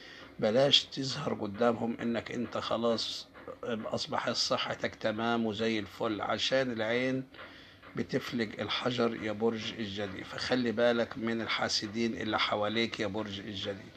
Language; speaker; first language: Arabic; native; Arabic